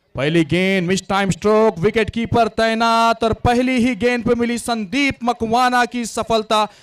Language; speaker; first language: Hindi; non-native, local second language; Marathi